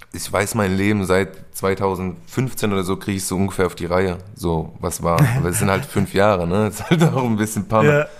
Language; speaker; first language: German; native; German